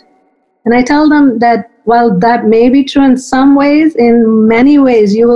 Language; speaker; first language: English; non-native, local second language; Hindi